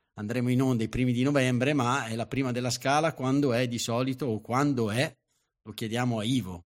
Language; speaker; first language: Italian; native; Italian